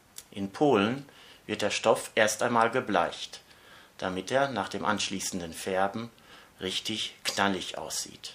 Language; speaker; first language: German; native; German